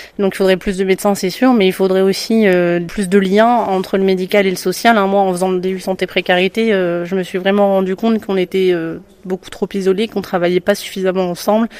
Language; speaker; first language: French; native; French